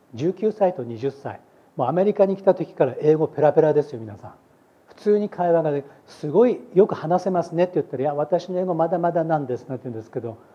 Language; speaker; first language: Japanese; native; Japanese